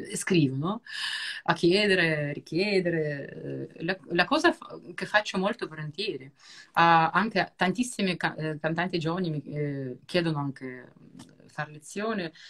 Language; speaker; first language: Italian; non-native, fluent; Russian